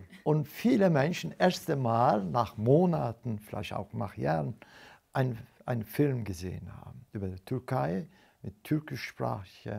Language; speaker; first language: German; non-native, fluent; Turkish